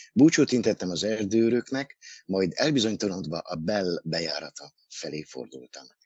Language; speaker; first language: Hungarian; native; Hungarian